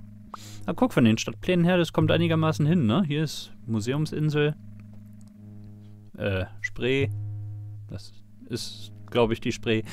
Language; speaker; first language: German; native; German